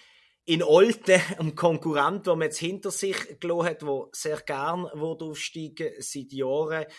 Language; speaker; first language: German; native; German